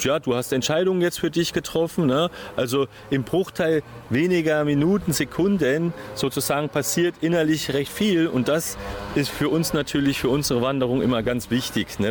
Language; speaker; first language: German; native; German